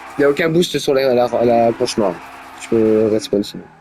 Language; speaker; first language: French; native; French